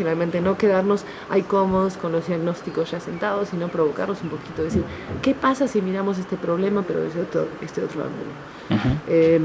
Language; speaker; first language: Spanish; native; Spanish